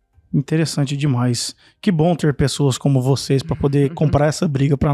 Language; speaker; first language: Portuguese; native; Portuguese